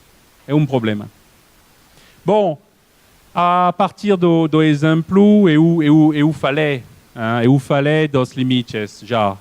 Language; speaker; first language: Portuguese; non-native, fluent; French